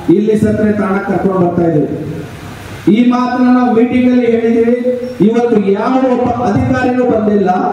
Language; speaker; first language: Kannada; non-native, local second language; Lambadi